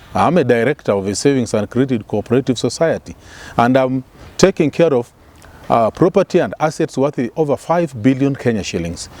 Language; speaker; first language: English; non-native, local second language; Luyia